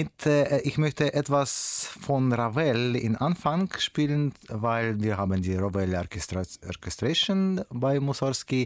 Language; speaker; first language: German; non-native, learner; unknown